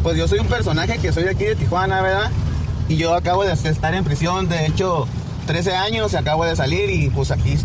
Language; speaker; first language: Spanish; native; Spanish